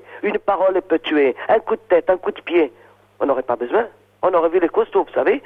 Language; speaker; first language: French; non-native, fluent; Portuguese